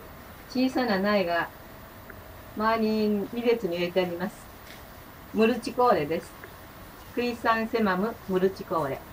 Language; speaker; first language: Japanese; native; Japanese